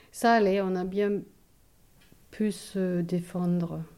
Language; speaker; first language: French; non-native, fluent; German